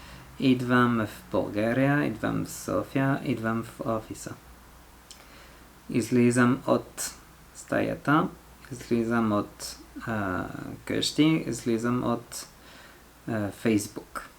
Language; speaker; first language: Bulgarian; non-native, learner; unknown